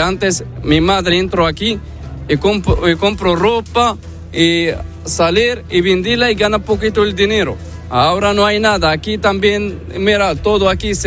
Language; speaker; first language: Spanish; non-native, learner; Arabic